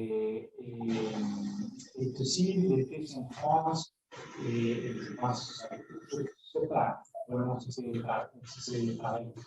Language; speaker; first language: French; non-native, fluent; Spanish